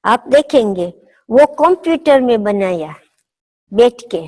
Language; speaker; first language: Hindi; non-native, fluent; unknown